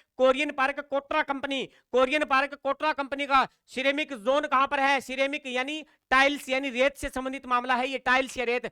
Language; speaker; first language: Hindi; native; Hindi